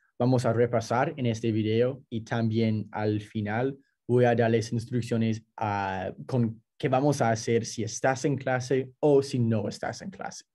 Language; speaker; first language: Spanish; non-native, fluent; English